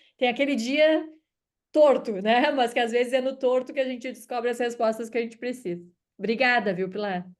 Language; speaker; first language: Portuguese; native; Portuguese